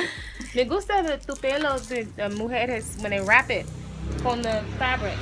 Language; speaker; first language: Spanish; non-native, learner; English